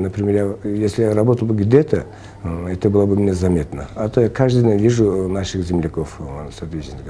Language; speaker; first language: Russian; non-native, local second language; Kyrgyz